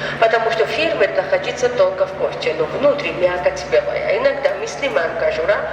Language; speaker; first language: Russian; non-native, fluent; Georgian